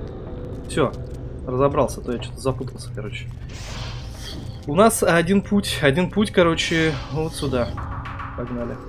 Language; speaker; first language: Russian; native; Russian